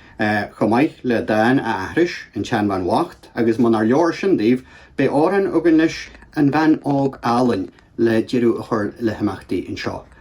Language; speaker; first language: Irish; native; Irish